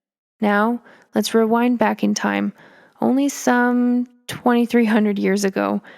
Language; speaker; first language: English; native; English